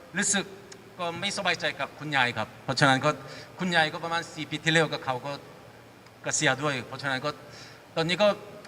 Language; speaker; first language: Thai; non-native, fluent; Korean